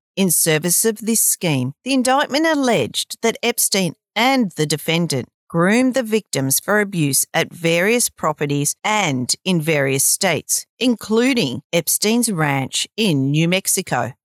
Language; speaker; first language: English; native; English